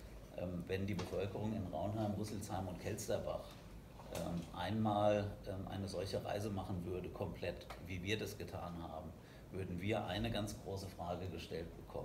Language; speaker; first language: German; native; German